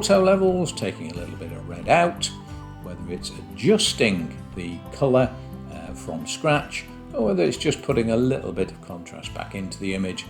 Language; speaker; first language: English; native; English